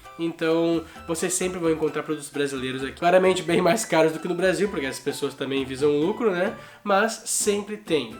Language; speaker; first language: Portuguese; native; Portuguese